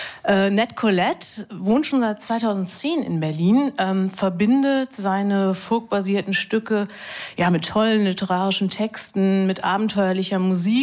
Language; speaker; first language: German; native; German